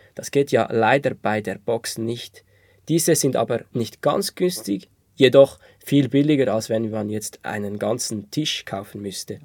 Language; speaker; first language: German; native; German